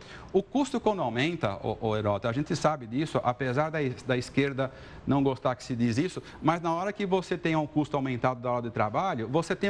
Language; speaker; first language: Portuguese; native; Portuguese